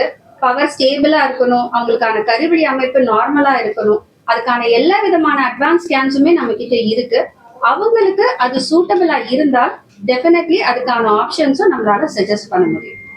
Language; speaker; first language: Tamil; native; Tamil